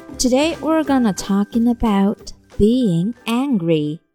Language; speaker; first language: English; non-native, fluent; Chinese